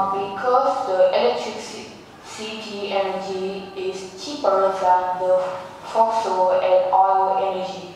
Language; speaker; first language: English; non-native, learner; Vietnamese